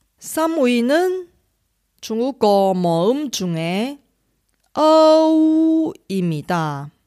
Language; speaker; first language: Korean; non-native, fluent; Chinese